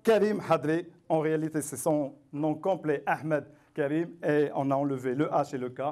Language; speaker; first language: French; non-native, local second language; Arabic